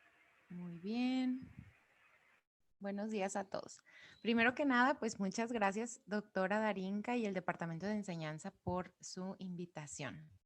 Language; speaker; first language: Spanish; native; Spanish